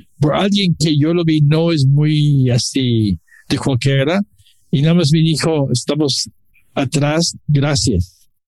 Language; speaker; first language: Spanish; non-native, learner; English